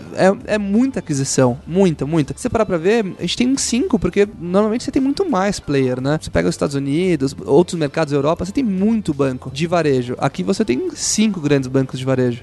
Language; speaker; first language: Portuguese; native; Portuguese